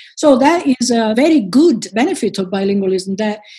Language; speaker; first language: English; non-native, fluent; Italian